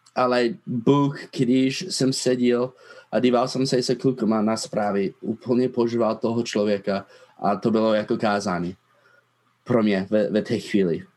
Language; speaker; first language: Czech; non-native, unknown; English